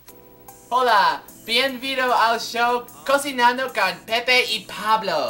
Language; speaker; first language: Spanish; non-native, learner; English